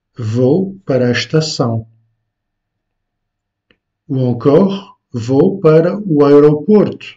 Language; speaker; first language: Portuguese; non-native, fluent; French